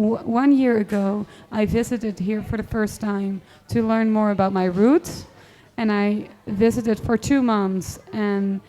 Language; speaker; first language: English; non-native, fluent; Dutch